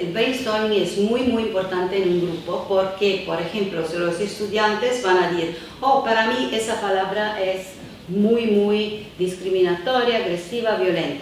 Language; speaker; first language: Spanish; non-native, fluent; Italian